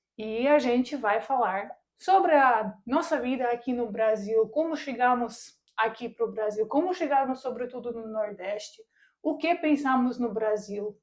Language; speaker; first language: Portuguese; non-native, fluent; Russian